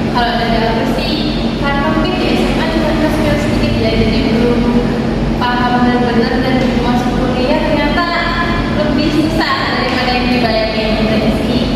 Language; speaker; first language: Indonesian; native; Indonesian